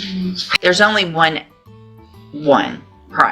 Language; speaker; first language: English; native; English